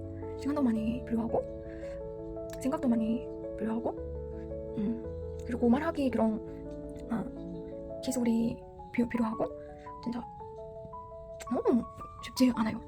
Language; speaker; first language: Korean; non-native, learner; Mongolian